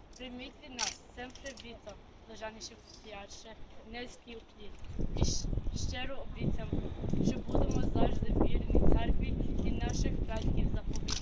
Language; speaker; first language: Ukrainian; early bilingual, heritage; Ukrainian